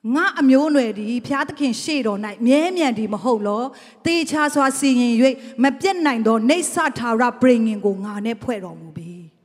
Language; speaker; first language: Burmese; non-native, local second language; Tedim Chin